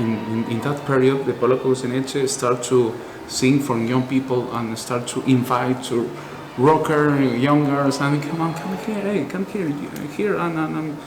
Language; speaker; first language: English; non-native, learner; Spanish